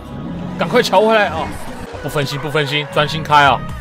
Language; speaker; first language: Chinese; native; Chinese